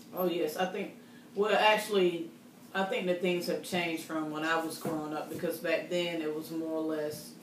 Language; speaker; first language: English; native; English